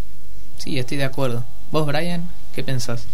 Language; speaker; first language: Spanish; native; Spanish